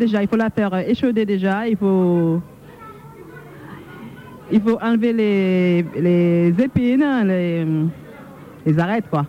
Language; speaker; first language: French; native; French